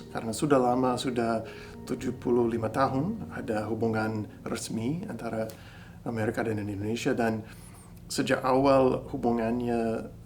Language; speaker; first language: Indonesian; non-native, fluent; English